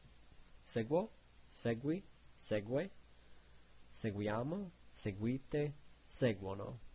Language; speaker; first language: Italian; non-native, learner; English